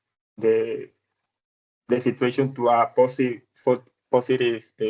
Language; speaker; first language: English; non-native, learner; Spanish